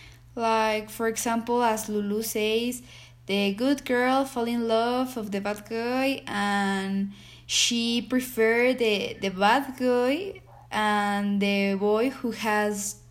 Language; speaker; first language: English; non-native, learner; Spanish